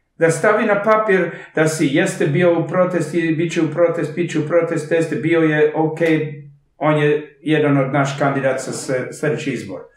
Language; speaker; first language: Serbian; early bilingual, heritage; Serbian